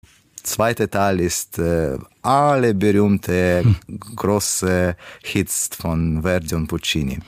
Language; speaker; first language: German; non-native, learner; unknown